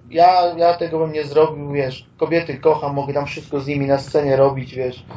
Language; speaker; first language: Polish; native; Polish